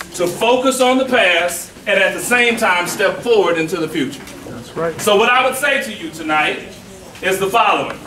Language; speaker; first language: English; native; English